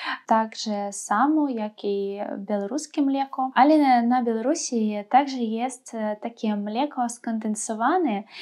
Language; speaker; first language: Polish; non-native, fluent; Russian